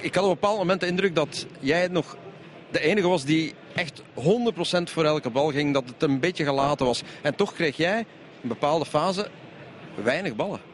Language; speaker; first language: Dutch; native; Dutch